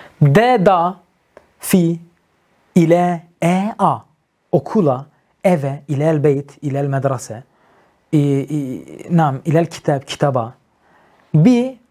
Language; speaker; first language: Arabic; non-native, learner; Turkish